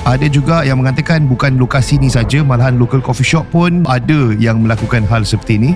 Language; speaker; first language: Malay; native; Malay